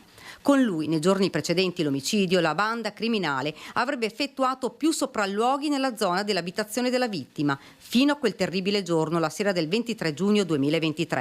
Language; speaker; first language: Italian; native; Italian